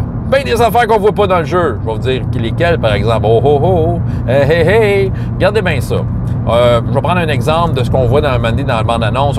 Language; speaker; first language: French; native; French